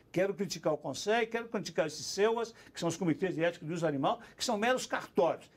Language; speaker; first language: Portuguese; native; Portuguese